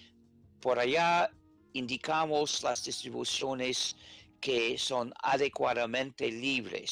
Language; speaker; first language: Spanish; non-native, fluent; English